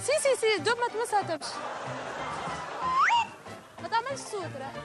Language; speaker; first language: Arabic; native; Arabic